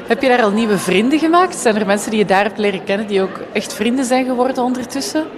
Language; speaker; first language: Dutch; native; Dutch